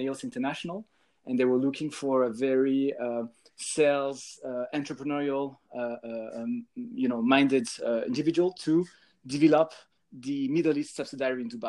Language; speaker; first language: English; non-native, fluent; French